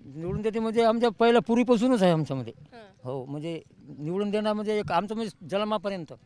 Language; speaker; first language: Marathi; non-native, local second language; Lambadi